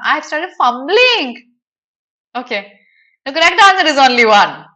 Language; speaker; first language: English; non-native, local second language; Hindi